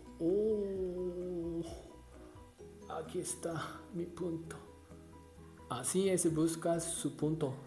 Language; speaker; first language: Spanish; non-native, learner; Japanese